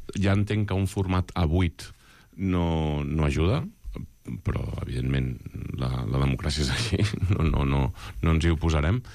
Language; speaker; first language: Catalan; native; Catalan